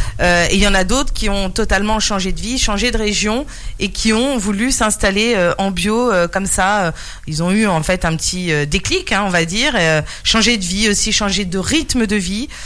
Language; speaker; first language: French; native; French